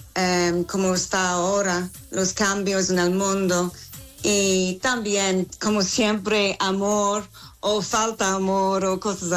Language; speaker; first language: Spanish; non-native, fluent; English